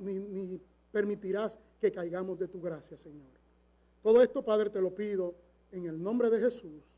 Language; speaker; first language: Spanish; native; Spanish